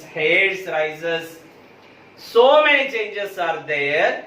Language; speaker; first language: English; non-native, local second language; Malayalam